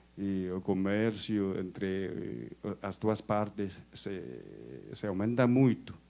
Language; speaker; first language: Portuguese; non-native, learner; Chinese